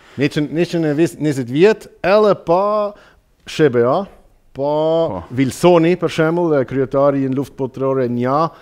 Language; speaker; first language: Albanian; non-native, learner; German